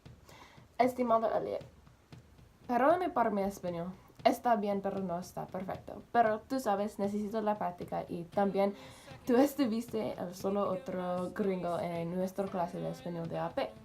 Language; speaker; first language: Spanish; non-native, learner; English